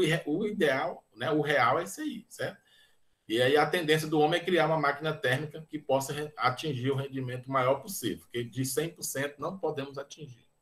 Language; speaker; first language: Portuguese; native; Portuguese